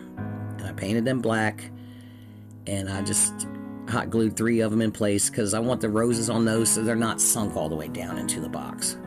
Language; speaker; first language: English; native; English